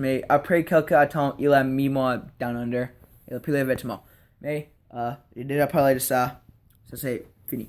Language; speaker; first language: French; non-native, learner; English